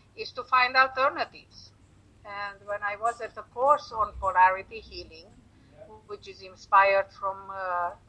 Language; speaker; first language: English; non-native, fluent; Romanian